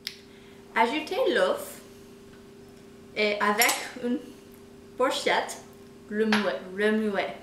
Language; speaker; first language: French; non-native, learner; English